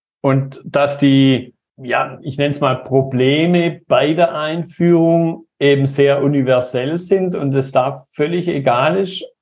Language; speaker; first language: German; native; German